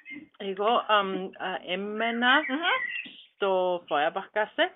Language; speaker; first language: Greek; non-native, learner; German